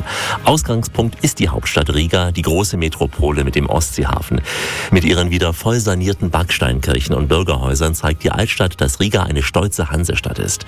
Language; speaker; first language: German; native; German